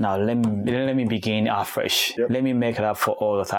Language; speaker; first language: English; non-native, local second language; Kinyarwanda